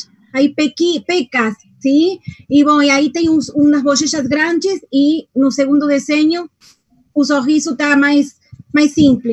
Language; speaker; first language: Portuguese; non-native, fluent; Spanish